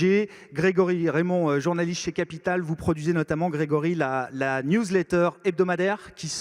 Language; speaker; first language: French; native; French